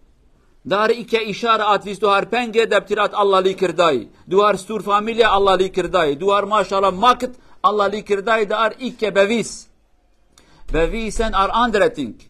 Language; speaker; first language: Swedish; non-native, learner; Kurdish